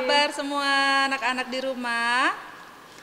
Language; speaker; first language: Indonesian; native; Indonesian